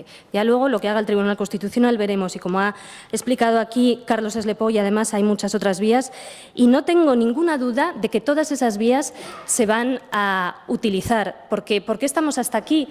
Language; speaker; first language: Spanish; native; Spanish